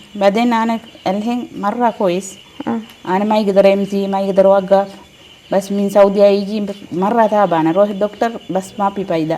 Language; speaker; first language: Arabic; non-native, learner; Sinhala